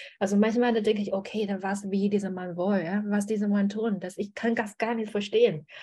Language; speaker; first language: German; non-native, learner; Chinese